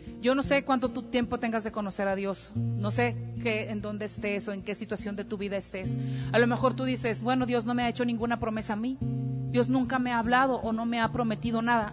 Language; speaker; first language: Spanish; native; Spanish